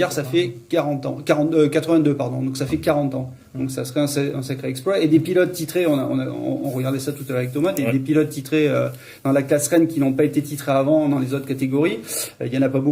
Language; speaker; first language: French; native; French